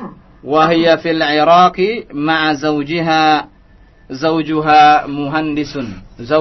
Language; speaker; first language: Arabic; non-native, fluent; Indonesian